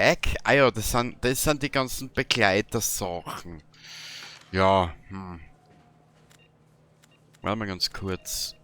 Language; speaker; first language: German; native; German